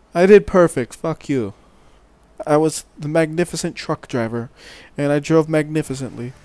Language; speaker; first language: English; native; English